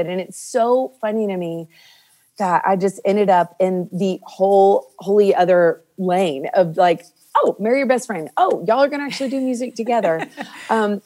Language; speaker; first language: English; native; English